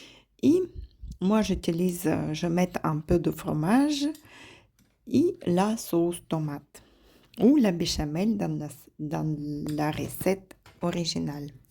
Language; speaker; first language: French; non-native, fluent; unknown